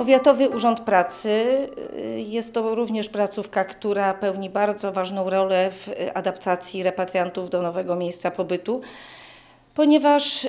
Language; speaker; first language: Polish; native; Polish